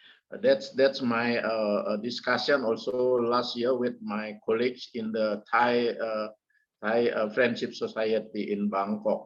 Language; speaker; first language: English; non-native, fluent; Indonesian